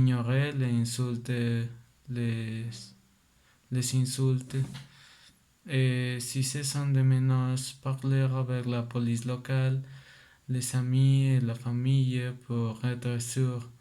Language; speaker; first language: French; non-native, learner; Spanish